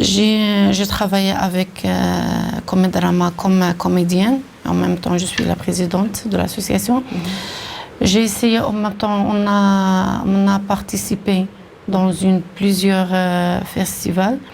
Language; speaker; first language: French; non-native, local second language; Arabic